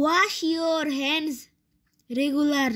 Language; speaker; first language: English; non-native, fluent; Bangla